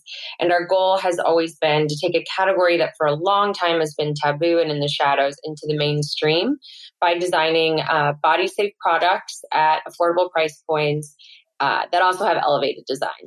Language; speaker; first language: English; native; English